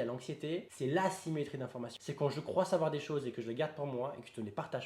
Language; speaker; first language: French; native; French